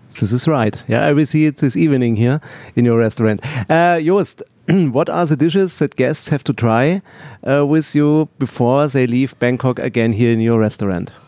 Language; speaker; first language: English; non-native, learner; German